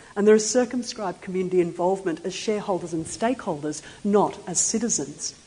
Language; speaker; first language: English; native; English